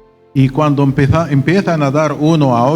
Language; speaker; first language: Spanish; non-native, fluent; Arabic